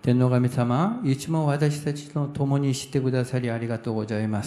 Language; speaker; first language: Japanese; non-native, fluent; Korean